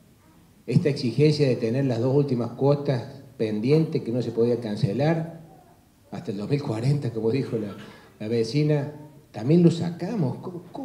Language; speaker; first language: Spanish; native; Spanish